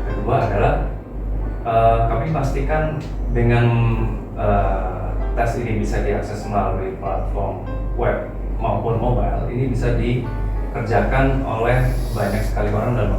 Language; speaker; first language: Indonesian; native; Indonesian